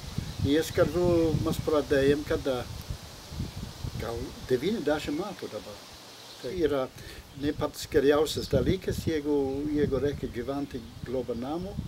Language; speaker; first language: Lithuanian; non-native, learner; English